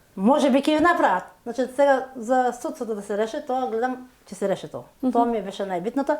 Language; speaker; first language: Macedonian; non-native, local second language; Turkish